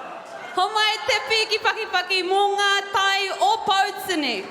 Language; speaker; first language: Māori; non-native, local second language; English